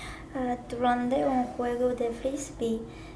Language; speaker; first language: Spanish; non-native, learner; Chinese